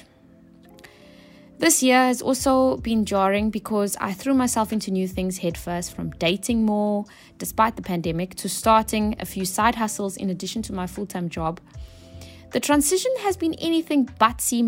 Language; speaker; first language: English; native; English